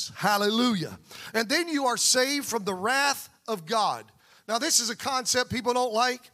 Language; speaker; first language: English; native; English